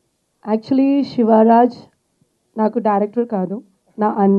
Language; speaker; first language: Telugu; non-native, fluent; Malayalam